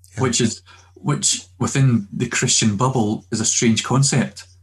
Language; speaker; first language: English; native; English